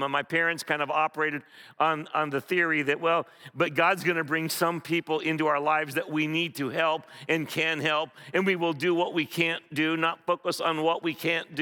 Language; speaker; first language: English; native; English